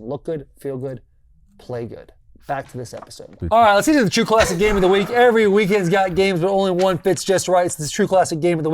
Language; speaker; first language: English; native; English